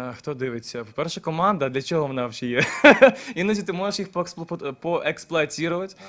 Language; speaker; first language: Ukrainian; non-native, local second language; Russian